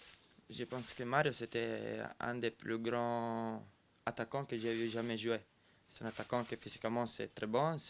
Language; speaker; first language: French; non-native, fluent; Italian